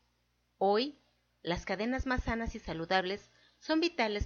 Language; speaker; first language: Spanish; native; Spanish